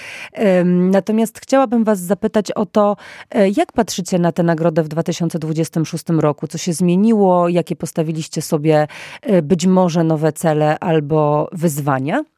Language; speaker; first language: Polish; native; Polish